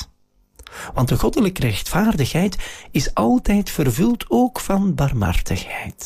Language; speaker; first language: Dutch; native; Dutch